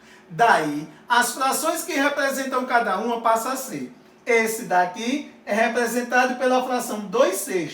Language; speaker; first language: Portuguese; native; Portuguese